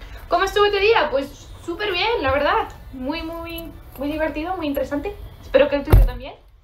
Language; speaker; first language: Spanish; early bilingual, heritage; Spanish